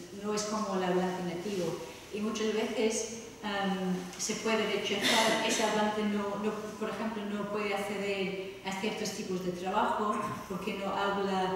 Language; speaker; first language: Spanish; non-native, fluent; English